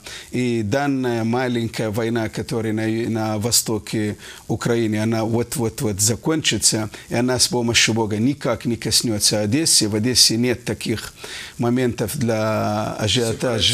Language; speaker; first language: Russian; non-native, fluent; Arabic